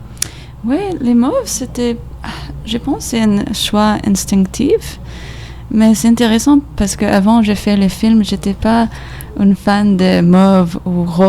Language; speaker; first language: French; non-native, learner; English